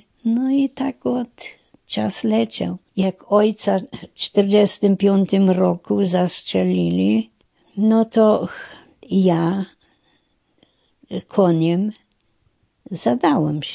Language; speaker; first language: Polish; non-native, local second language; German